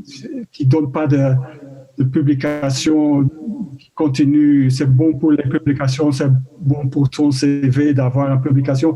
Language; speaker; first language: French; non-native, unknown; Dutch